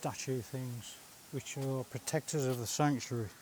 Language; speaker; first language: English; native; English